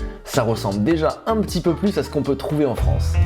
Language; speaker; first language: French; native; French